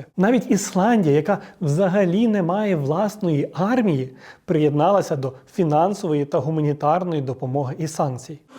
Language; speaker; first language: Ukrainian; native; Ukrainian